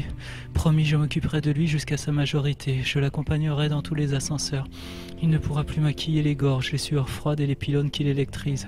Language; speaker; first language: French; native; French